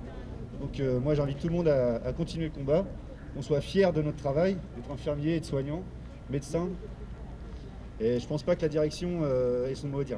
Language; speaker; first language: French; native; French